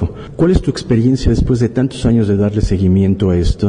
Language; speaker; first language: Spanish; native; Spanish